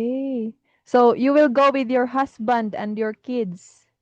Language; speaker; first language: English; non-native, fluent; Filipino